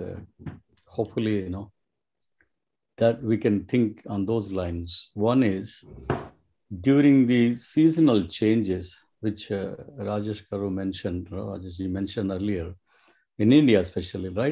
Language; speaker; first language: English; non-native, local second language; Telugu